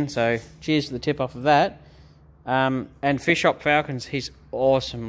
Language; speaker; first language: English; native; English